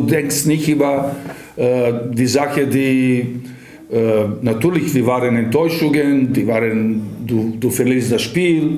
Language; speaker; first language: German; non-native, fluent; Serbian